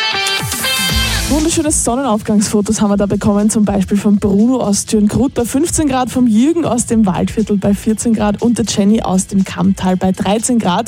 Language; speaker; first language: German; native; German